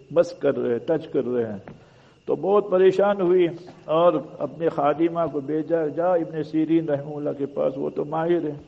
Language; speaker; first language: Urdu; native; Urdu